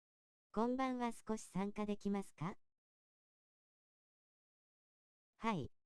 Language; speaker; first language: Japanese; native; Japanese